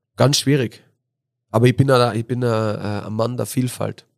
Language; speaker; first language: German; native; German